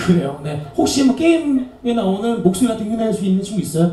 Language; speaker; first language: Korean; native; Korean